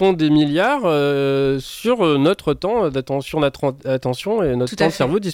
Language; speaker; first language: French; native; French